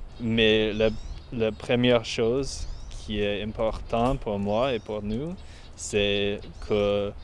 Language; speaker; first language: French; non-native, learner; English